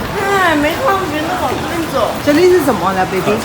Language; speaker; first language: Chinese; non-native, learner; Filipino